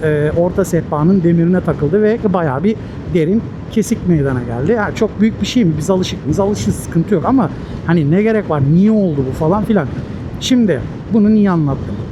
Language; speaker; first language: Turkish; native; Turkish